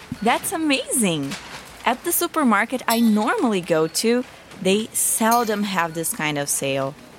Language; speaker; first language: English; non-native, fluent; Portuguese